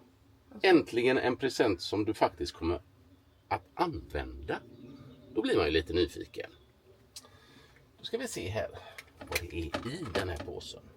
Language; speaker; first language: Swedish; native; Swedish